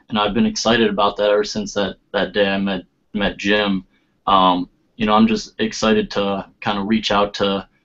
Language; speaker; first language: English; native; English